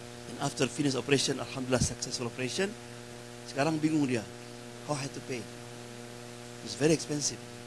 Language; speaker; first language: English; non-native, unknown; Indonesian